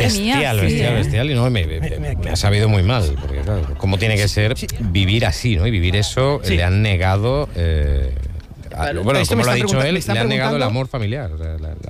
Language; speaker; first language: Spanish; native; Spanish